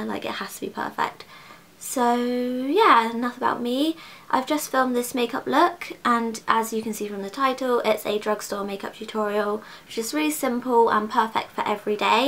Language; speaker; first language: English; native; English